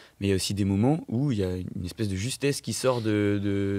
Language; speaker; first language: French; native; French